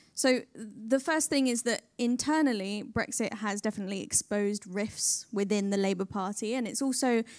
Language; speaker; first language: English; native; English